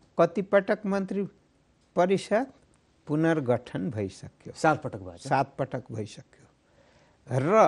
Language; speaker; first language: Nepali; native; Nepali